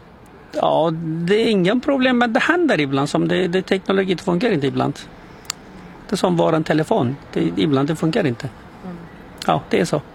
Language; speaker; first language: Swedish; non-native, local second language; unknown